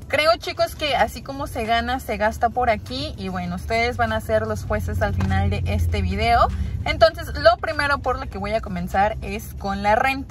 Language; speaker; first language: Spanish; native; Spanish